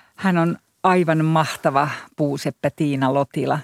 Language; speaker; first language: Finnish; native; Finnish